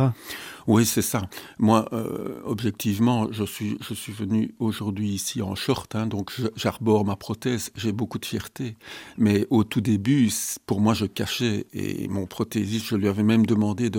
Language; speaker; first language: French; native; French